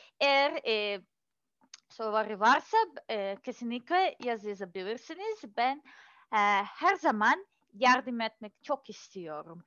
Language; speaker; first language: Turkish; non-native, learner; Russian